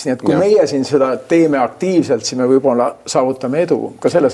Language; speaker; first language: Estonian; native; Estonian